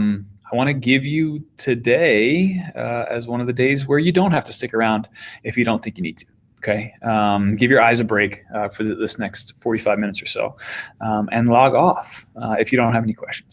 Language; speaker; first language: English; native; English